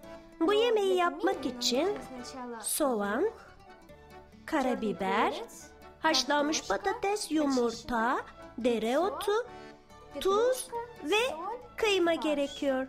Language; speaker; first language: Turkish; early bilingual, heritage; Turkish